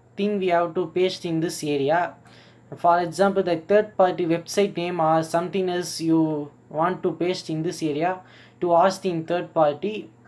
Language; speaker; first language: English; non-native, local second language; Tamil